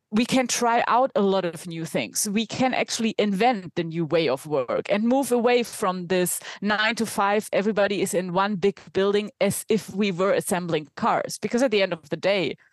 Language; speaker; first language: English; non-native, fluent; German